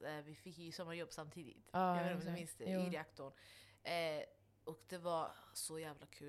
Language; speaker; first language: Swedish; non-native, local second language; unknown